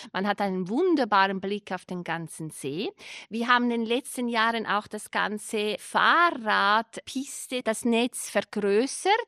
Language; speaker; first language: German; non-native, local second language; Italian